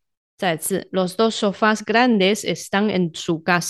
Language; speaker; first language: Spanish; non-native, fluent; Chinese